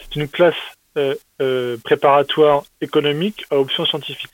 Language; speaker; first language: French; native; French